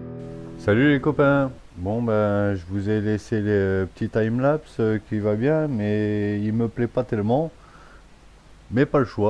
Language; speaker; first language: French; native; French